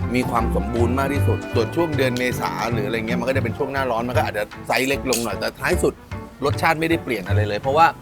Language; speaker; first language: Thai; native; Thai